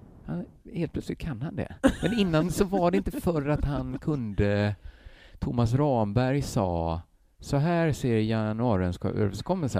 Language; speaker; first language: Swedish; native; Swedish